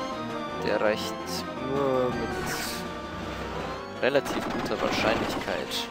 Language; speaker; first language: German; native; German